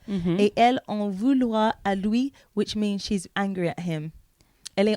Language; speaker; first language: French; non-native, learner; English